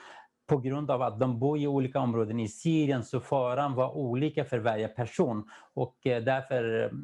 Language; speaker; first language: Swedish; non-native, fluent; Kurdish